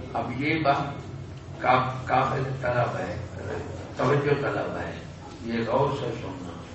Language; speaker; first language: Urdu; non-native, local second language; Punjabi